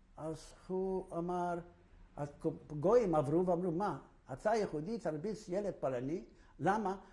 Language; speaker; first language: Hebrew; non-native, fluent; Polish